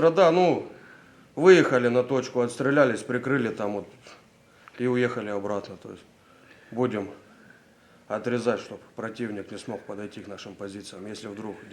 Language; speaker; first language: Russian; native; Russian